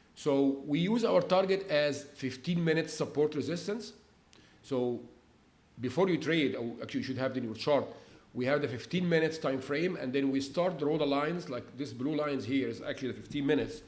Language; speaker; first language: English; non-native, fluent; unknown